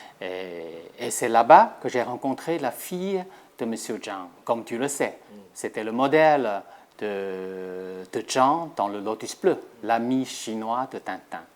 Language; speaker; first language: French; non-native, fluent; Chinese